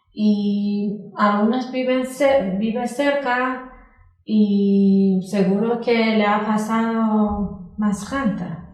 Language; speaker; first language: Spanish; non-native, learner; Persian